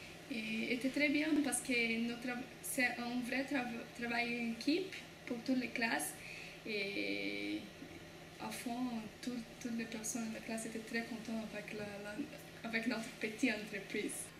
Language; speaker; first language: French; non-native, learner; Portuguese